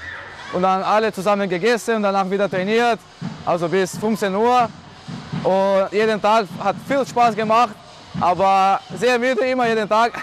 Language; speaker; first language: German; non-native, learner; Portuguese